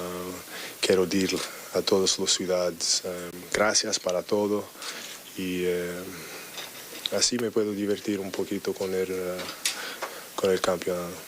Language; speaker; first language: Spanish; non-native, learner; English